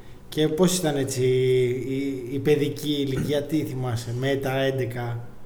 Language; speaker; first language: Greek; native; Greek